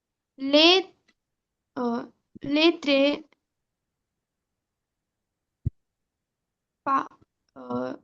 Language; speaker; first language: French; non-native, learner; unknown